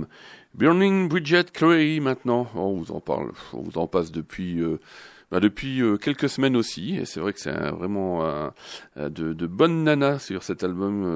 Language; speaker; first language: French; native; French